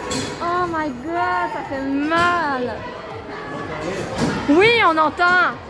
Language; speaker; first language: French; native; French